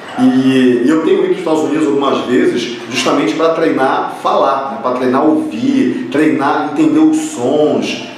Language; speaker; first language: Portuguese; native; Portuguese